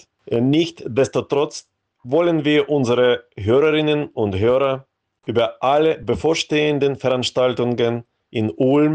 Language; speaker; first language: German; non-native, fluent; Ukrainian